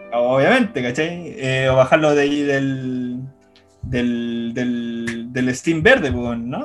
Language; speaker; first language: Spanish; native; Spanish